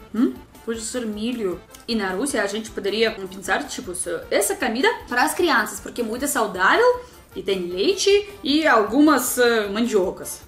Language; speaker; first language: Portuguese; non-native, learner; Russian